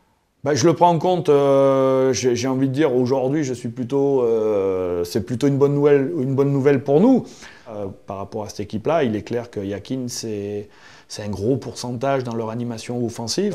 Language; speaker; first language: French; native; French